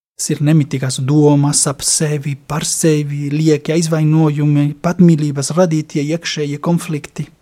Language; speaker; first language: Latvian; non-native, fluent; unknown